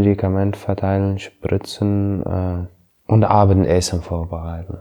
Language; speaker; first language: German; non-native, learner; Arabic